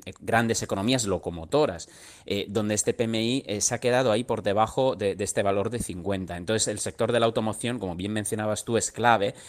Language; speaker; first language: Spanish; non-native, fluent; Italian